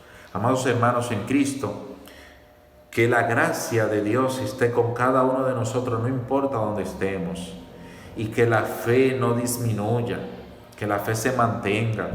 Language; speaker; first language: Spanish; native; Spanish